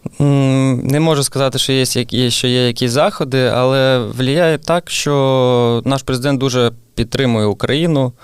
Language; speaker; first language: Ukrainian; non-native, local second language; Russian